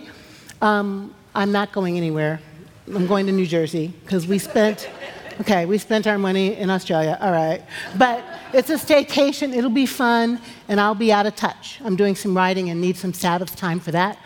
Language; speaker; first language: English; native; English